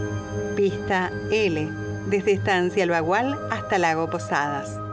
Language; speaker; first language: Spanish; native; Spanish